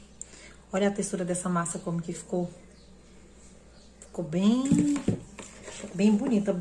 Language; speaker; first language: Portuguese; native; Portuguese